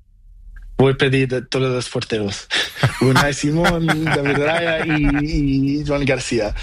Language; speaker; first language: Spanish; non-native, learner; Portuguese